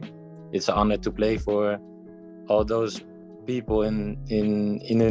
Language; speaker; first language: English; non-native, fluent; Dutch